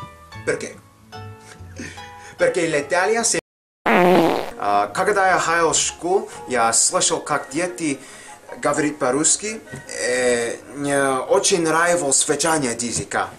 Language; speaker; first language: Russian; non-native, learner; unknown